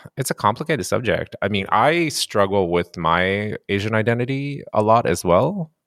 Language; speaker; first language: English; early bilingual, other home language; Japanese